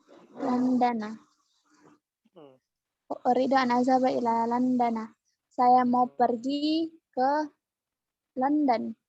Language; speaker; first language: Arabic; non-native, learner; Indonesian